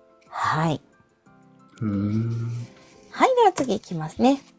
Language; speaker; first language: Japanese; non-native, fluent; Filipino